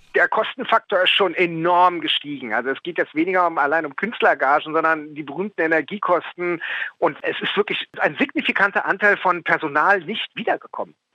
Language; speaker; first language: German; native; German